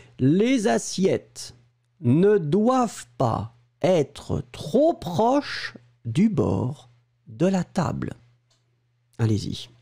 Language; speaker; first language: French; native; French